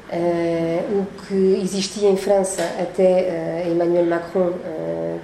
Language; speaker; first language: Portuguese; early bilingual, heritage; French